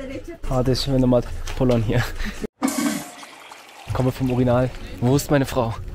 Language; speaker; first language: German; native; German